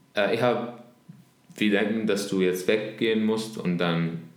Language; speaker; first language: German; non-native, fluent; Arabic